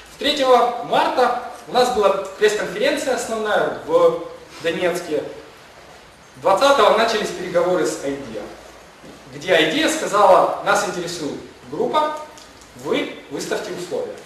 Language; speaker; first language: Russian; non-native, local second language; Ukrainian